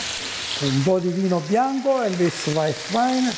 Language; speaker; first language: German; non-native, learner; Italian